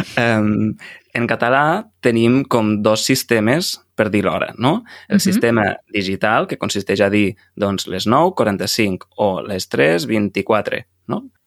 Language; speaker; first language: Catalan; native; Catalan